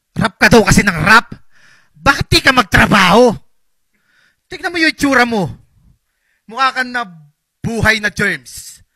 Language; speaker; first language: Filipino; native; Filipino